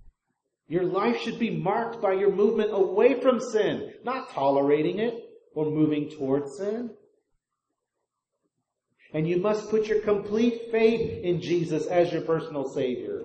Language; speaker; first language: English; native; English